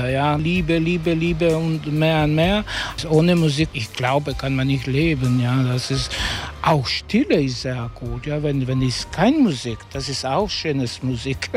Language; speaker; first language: German; non-native, learner; Croatian